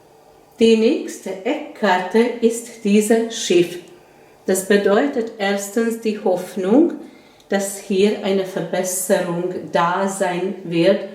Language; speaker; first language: German; non-native, fluent; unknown